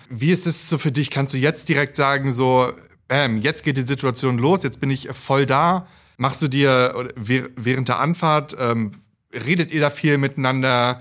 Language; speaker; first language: German; native; German